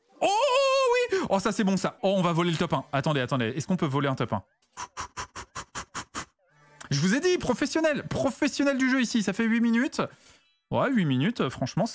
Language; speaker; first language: French; native; French